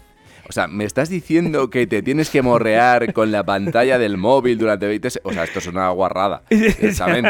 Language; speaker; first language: Spanish; native; Spanish